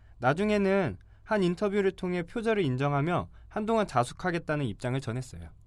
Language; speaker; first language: Korean; native; Korean